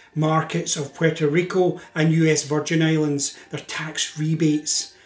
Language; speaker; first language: English; native; English